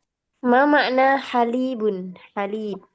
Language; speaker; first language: Arabic; non-native, fluent; Indonesian